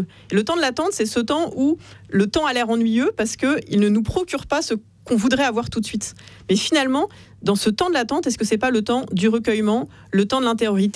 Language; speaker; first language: French; native; French